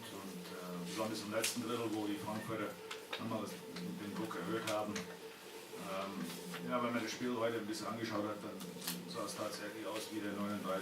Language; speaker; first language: German; native; German